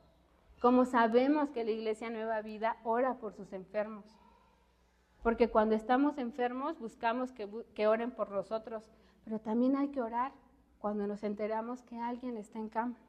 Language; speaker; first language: Spanish; native; Spanish